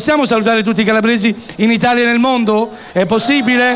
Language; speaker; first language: Italian; native; Italian